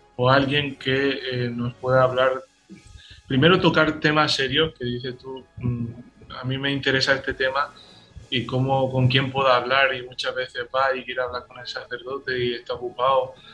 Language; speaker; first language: Spanish; native; Spanish